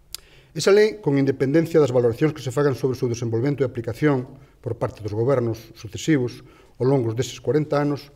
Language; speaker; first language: Galician; native; Galician